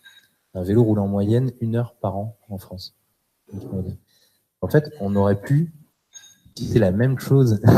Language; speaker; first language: French; native; French